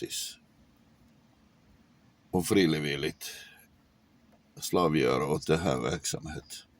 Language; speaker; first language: Swedish; non-native, fluent; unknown